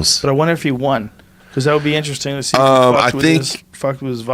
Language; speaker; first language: English; native; English